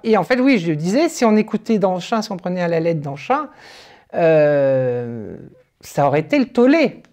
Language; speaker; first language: French; native; French